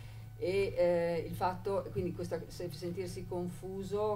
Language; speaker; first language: Italian; native; Italian